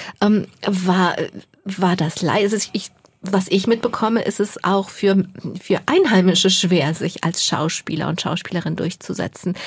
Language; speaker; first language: German; native; German